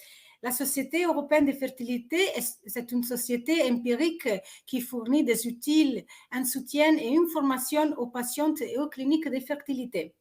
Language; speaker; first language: French; non-native, fluent; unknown